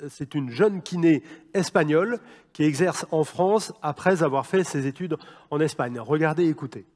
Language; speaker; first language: French; native; French